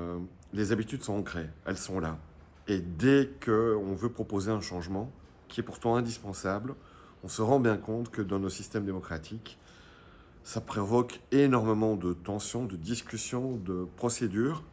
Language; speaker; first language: French; native; French